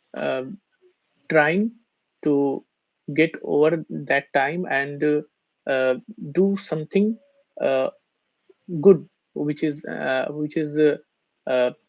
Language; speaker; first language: English; non-native, learner; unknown